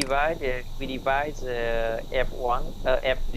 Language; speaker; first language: English; non-native, learner; Vietnamese